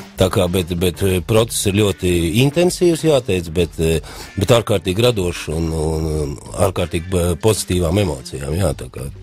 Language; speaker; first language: Latvian; native; Latvian